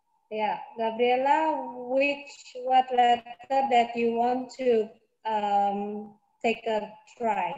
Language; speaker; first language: English; non-native, fluent; Indonesian